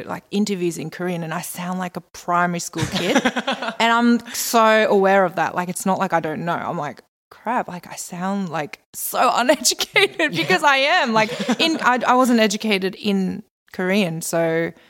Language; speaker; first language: English; non-native, local second language; Korean